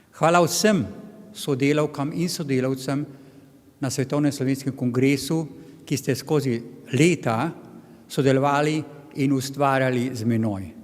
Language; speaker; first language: Slovenian; native; Slovenian